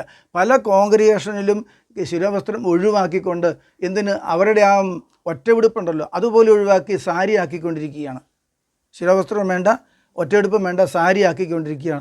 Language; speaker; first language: Malayalam; native; Malayalam